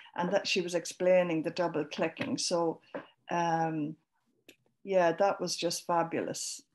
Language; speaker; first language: English; native; English